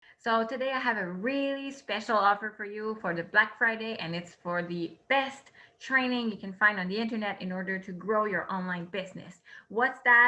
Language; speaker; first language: English; non-native, fluent; French